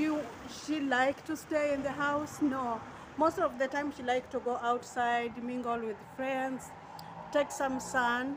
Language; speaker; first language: English; non-native, learner; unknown